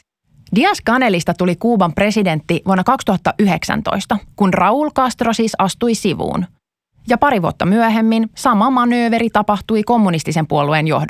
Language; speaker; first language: Finnish; native; Finnish